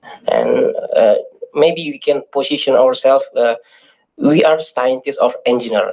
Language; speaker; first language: English; non-native, fluent; Indonesian